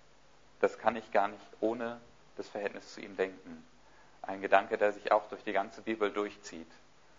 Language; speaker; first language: German; native; German